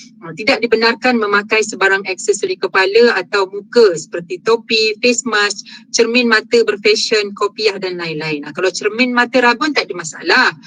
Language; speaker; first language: Malay; native; Malay